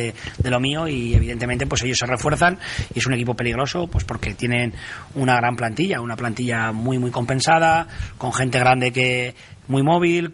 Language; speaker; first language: Spanish; native; Spanish